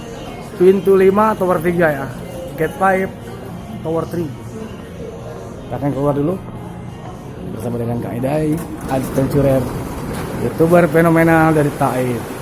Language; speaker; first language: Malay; non-native, local second language; Sundanese